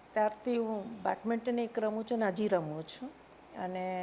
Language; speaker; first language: Gujarati; non-native, local second language; Tamil